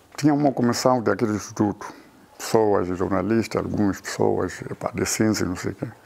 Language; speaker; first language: Portuguese; non-native, local second language; Tsonga